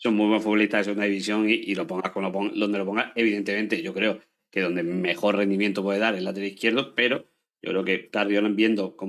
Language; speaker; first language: Spanish; native; Spanish